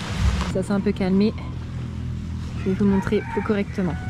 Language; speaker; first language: French; native; French